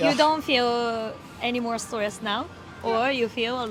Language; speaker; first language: English; non-native, learner; Japanese